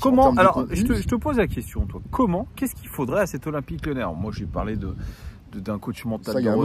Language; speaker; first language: French; native; French